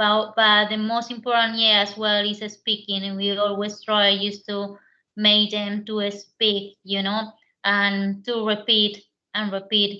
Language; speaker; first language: English; non-native, learner; Spanish